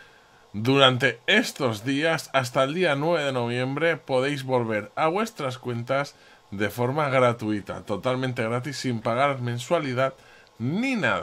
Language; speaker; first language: Spanish; native; Spanish